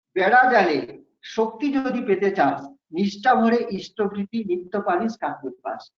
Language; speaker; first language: Hindi; non-native, local second language; Bangla